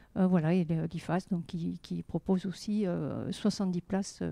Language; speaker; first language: French; native; French